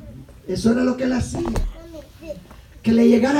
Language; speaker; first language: Spanish; native; Spanish